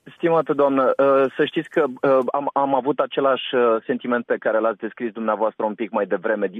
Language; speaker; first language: Romanian; native; Romanian